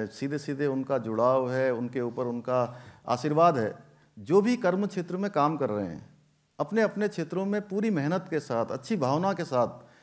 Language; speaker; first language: Hindi; native; Hindi